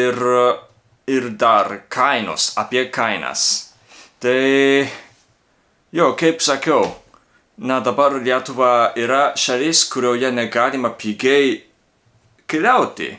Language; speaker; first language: Lithuanian; non-native, learner; Japanese